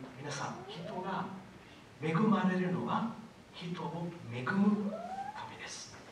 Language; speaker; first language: Japanese; non-native, fluent; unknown